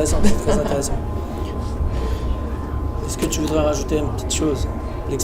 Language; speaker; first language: French; native; French